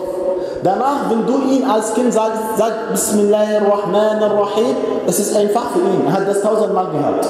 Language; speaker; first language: German; non-native, fluent; Arabic